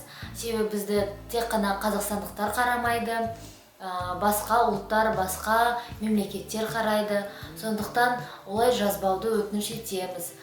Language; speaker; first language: Kazakh; non-native, local second language; Uyghur